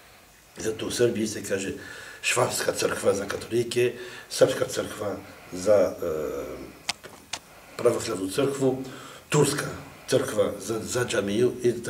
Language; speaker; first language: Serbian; non-native, fluent; French